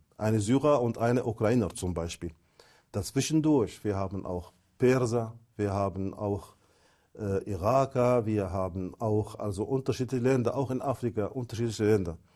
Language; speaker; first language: German; non-native, fluent; Arabic